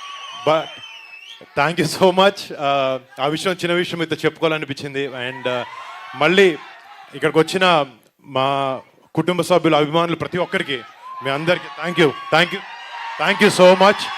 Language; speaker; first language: Telugu; native; Telugu